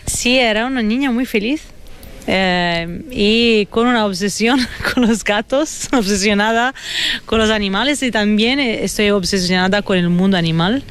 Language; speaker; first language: Spanish; non-native, fluent; Italian